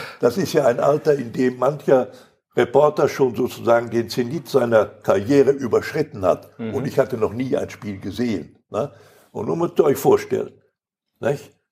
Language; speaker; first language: German; native; German